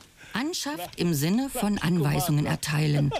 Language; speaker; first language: German; native; German